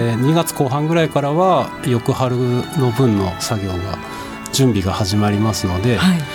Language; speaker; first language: Japanese; native; Japanese